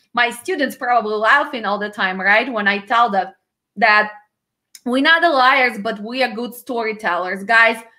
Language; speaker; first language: English; non-native, fluent; Ukrainian